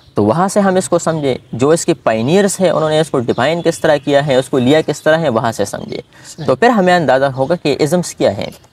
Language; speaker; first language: Urdu; non-native, local second language; Pashto